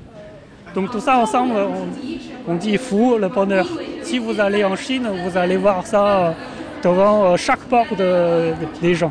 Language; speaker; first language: French; non-native, fluent; Chinese